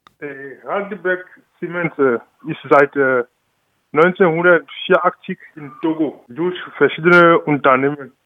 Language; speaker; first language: German; non-native, learner; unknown